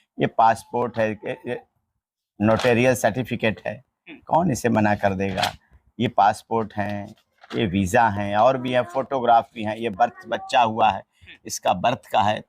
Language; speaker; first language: Hindi; native; Hindi